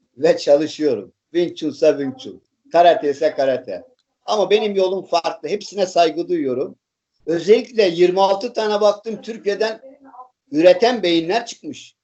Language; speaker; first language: Turkish; native; Turkish